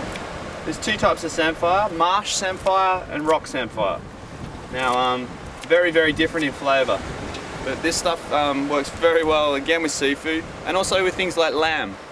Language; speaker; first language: English; native; English